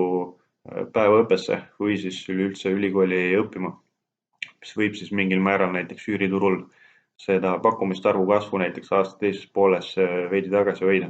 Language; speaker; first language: Estonian; native; Estonian